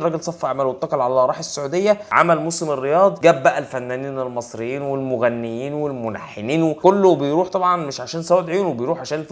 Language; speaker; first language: Arabic; native; Arabic